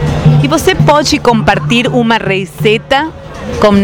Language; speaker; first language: Portuguese; non-native, fluent; Spanish